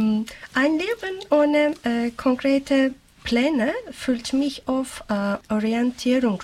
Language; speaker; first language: German; non-native, learner; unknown